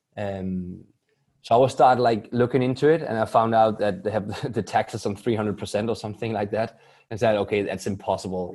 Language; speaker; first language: English; non-native, fluent; Danish